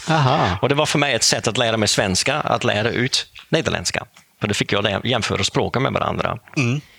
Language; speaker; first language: Swedish; non-native, fluent; Dutch